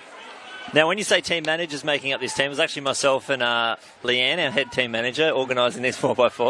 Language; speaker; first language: English; native; English